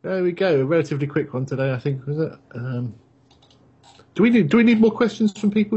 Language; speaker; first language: English; native; English